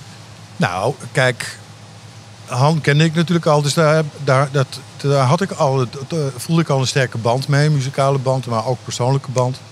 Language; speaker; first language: Dutch; native; Dutch